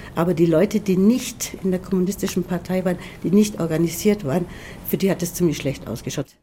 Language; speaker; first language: German; native; German